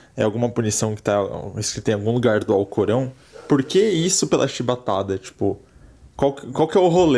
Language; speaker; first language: Portuguese; non-native, learner; Persian